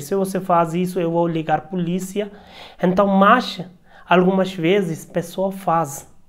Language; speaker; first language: Portuguese; non-native, learner; Hindi